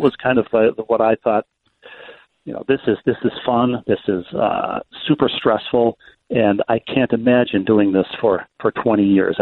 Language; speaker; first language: English; native; English